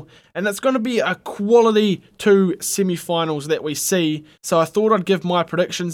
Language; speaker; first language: English; native; English